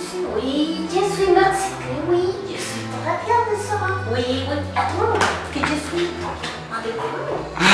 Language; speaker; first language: French; non-native, learner; Spanish